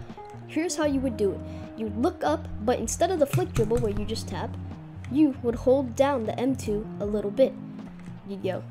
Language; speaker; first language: English; native; English